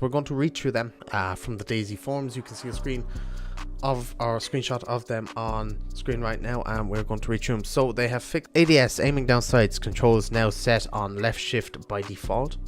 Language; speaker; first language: English; native; English